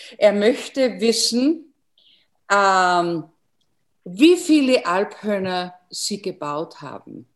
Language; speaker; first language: German; non-native, fluent; English